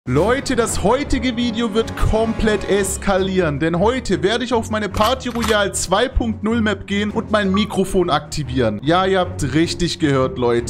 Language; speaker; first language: German; native; German